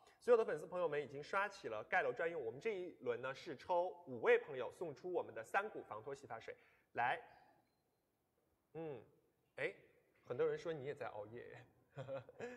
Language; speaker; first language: Chinese; native; Chinese